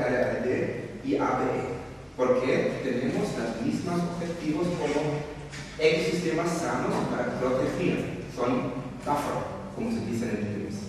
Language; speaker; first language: Spanish; non-native, fluent; German